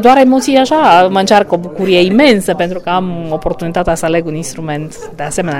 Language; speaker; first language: Romanian; native; Romanian